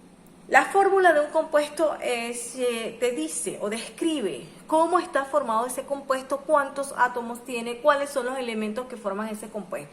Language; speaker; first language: Spanish; native; Spanish